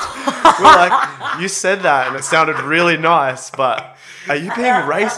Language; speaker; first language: English; native; English